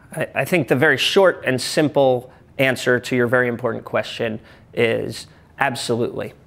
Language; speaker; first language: English; native; English